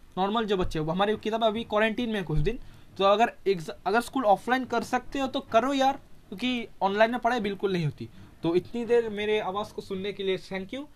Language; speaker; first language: Hindi; non-native, local second language; Bangla